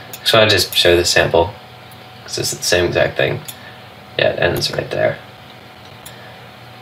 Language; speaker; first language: English; native; English